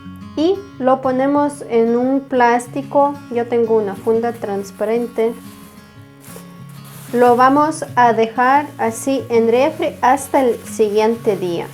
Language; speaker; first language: Spanish; non-native, fluent; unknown